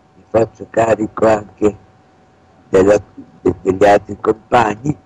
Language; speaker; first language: Italian; native; Italian